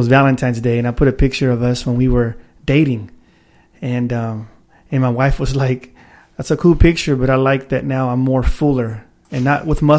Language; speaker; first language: English; native; English